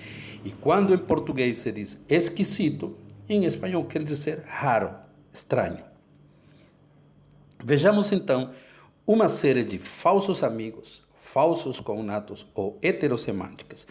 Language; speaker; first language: Portuguese; non-native, fluent; Spanish